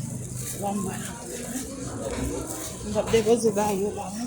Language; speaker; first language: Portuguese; non-native, learner; Haitian Creole